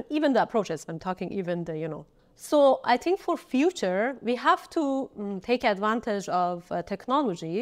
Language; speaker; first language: English; non-native, fluent; Persian